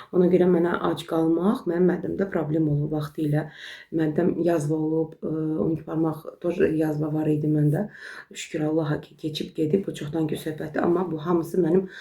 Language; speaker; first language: Azerbaijani; non-native, local second language; Talysh